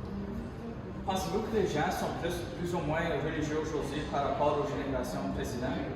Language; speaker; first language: French; native; French